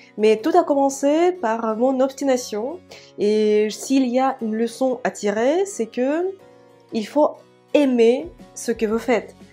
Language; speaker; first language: French; non-native, fluent; Russian